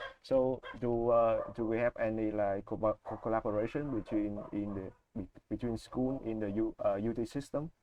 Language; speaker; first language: English; non-native, learner; Vietnamese